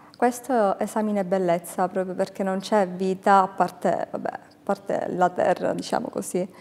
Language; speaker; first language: Italian; native; Italian